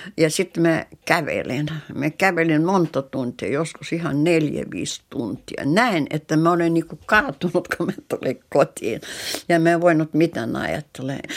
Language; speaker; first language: Finnish; non-native, local second language; Russian